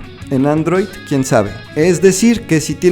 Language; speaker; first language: Spanish; native; Spanish